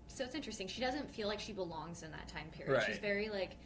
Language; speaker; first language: English; native; English